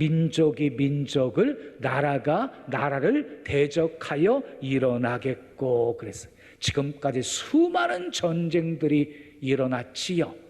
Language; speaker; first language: Korean; native; Korean